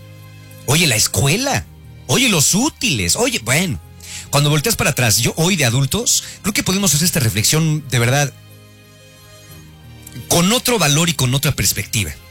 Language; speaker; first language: Spanish; native; Spanish